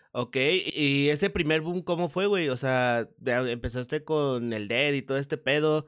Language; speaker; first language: Spanish; native; Spanish